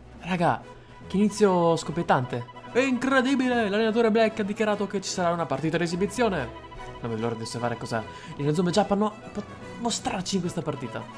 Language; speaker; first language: Italian; native; Italian